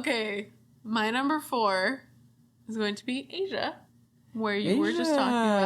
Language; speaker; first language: English; native; English